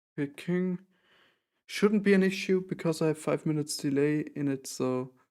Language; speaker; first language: English; non-native, fluent; German